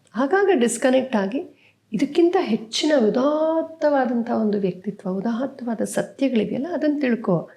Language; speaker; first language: Kannada; native; Kannada